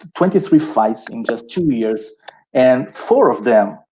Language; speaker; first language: English; non-native, fluent; Italian